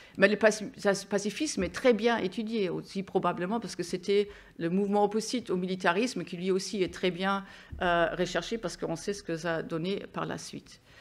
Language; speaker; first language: French; non-native, fluent; German